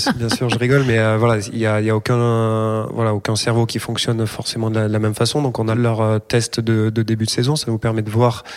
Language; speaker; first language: French; native; French